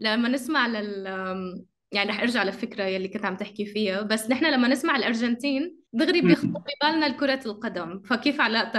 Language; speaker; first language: Arabic; native; Arabic